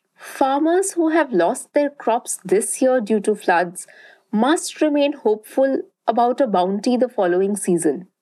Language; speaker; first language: English; non-native, local second language; Bangla